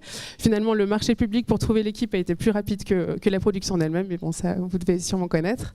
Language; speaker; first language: French; native; French